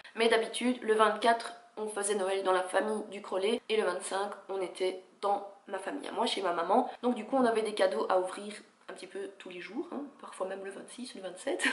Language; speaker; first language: French; native; French